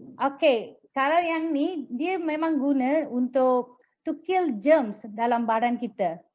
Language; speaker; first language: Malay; non-native, local second language; Tamil